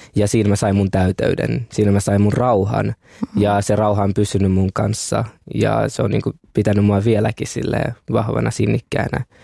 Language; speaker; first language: Finnish; early bilingual, other home language; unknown